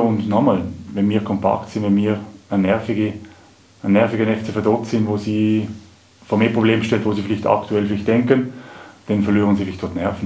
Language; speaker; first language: German; native; German